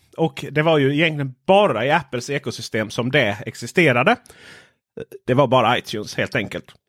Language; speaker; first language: Swedish; native; Swedish